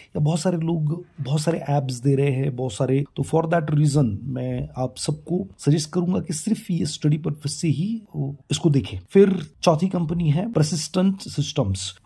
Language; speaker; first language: Hindi; non-native, local second language; Marathi